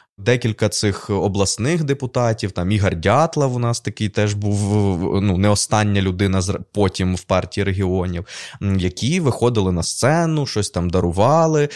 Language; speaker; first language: Ukrainian; non-native, local second language; Russian